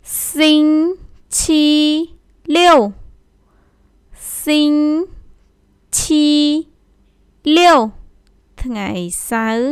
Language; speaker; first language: Chinese; non-native, fluent; Khmer